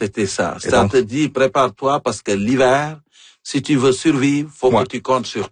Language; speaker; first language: French; native; French